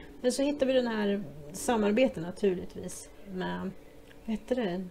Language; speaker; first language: Swedish; native; Swedish